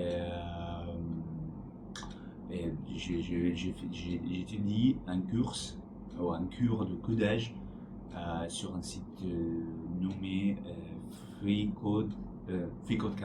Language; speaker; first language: French; non-native, learner; Arabic